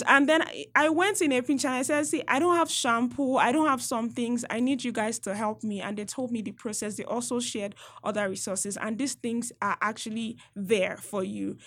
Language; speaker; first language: English; non-native, local second language; Yoruba